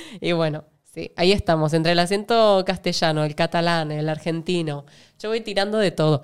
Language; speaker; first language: Spanish; native; Spanish